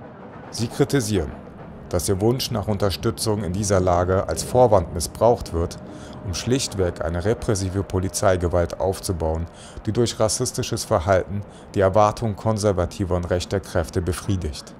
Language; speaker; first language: German; native; German